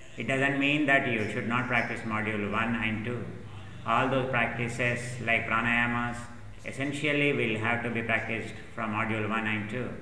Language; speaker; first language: English; non-native, local second language; Telugu